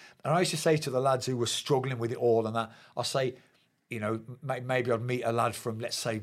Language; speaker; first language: English; native; English